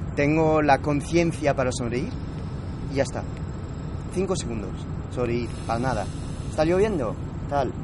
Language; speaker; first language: Spanish; non-native, fluent; French